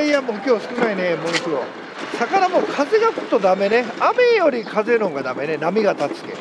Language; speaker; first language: Japanese; native; Japanese